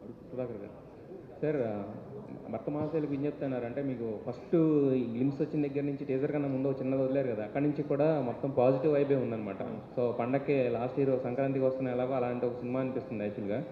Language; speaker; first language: Telugu; native; Telugu